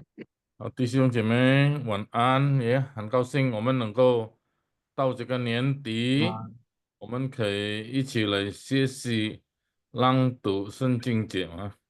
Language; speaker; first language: Chinese; non-native, fluent; Indonesian